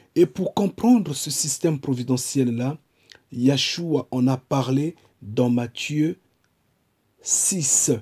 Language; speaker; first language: French; non-native, local second language; Kongo